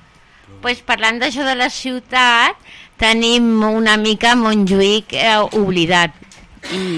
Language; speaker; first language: Catalan; non-native, local second language; Spanish